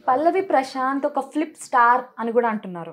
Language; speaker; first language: Telugu; native; Telugu